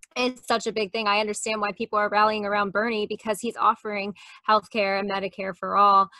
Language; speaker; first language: English; native; English